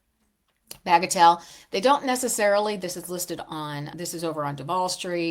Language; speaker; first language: English; native; English